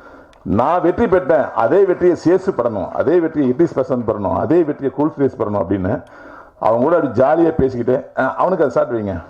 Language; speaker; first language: Tamil; native; Tamil